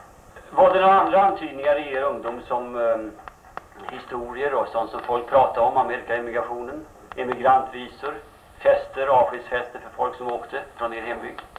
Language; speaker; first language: Swedish; native; Swedish